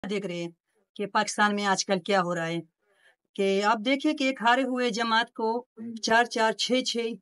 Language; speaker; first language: Urdu; non-native, local second language; Pashto